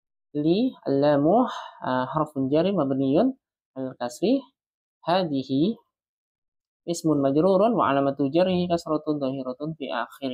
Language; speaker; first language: Arabic; non-native, learner; Indonesian